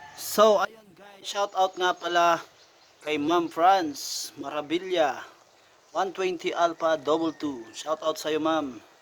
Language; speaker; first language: Filipino; non-native, local second language; Bikol